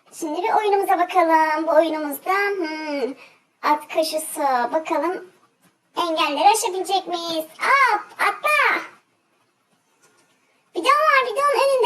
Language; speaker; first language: Turkish; native; Turkish